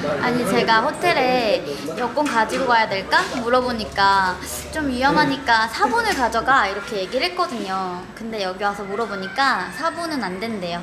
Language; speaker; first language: Korean; native; Korean